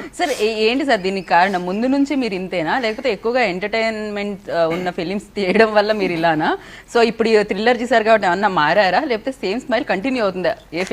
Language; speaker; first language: Telugu; native; Telugu